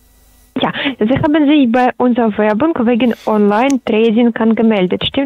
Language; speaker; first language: German; non-native, learner; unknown